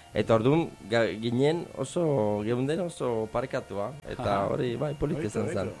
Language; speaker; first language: Basque; non-native, learner; Italian